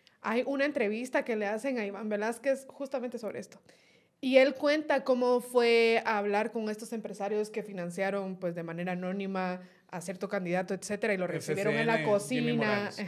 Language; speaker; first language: Spanish; native; Spanish